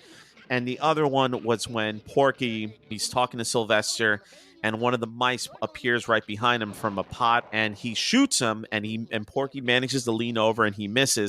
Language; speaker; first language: English; native; English